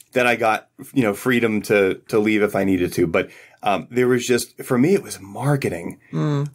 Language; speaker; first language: English; native; English